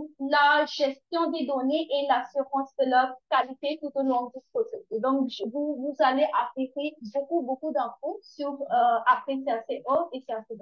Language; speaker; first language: French; non-native, learner; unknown